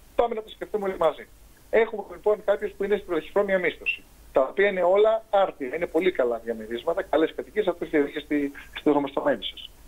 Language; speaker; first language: Greek; native; Greek